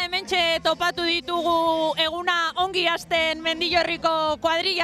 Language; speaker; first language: Basque; native; Basque